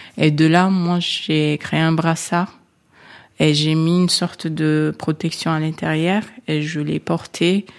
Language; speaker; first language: French; non-native, local second language; Kinyarwanda